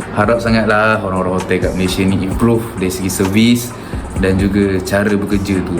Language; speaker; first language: Malay; native; Malay